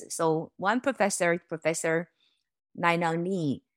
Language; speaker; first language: English; non-native, fluent; Chinese